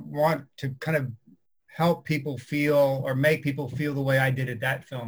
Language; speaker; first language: English; native; English